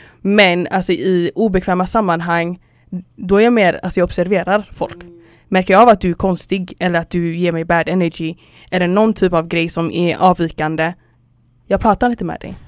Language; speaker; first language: Swedish; early bilingual, other home language; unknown